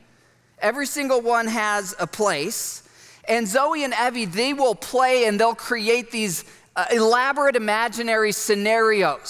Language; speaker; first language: English; native; English